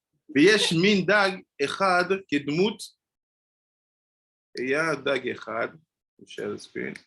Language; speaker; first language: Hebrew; non-native, fluent; French